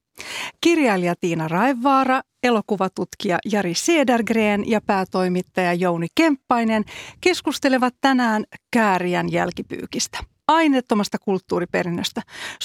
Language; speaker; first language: Finnish; native; Finnish